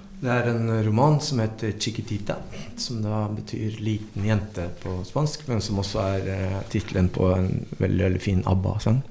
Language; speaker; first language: Norwegian; early bilingual, other home language; Spanish